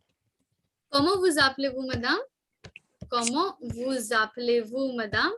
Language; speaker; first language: French; non-native, fluent; Hindi